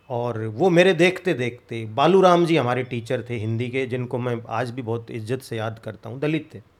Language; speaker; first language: Hindi; native; Hindi